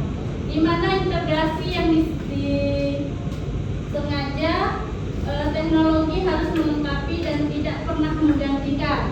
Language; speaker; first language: Indonesian; native; Indonesian